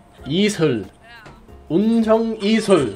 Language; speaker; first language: Korean; non-native, learner; English